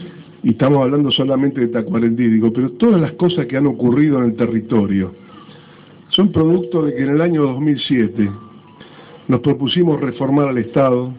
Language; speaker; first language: Spanish; native; Spanish